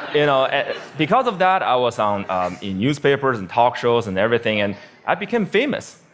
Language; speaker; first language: English; non-native, fluent; Chinese